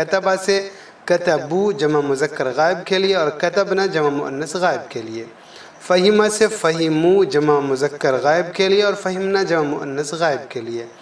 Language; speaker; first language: Urdu; native; Urdu